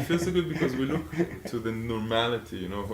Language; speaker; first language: English; non-native, fluent; Hebrew